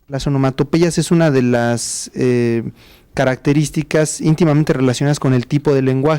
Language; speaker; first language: Spanish; native; Spanish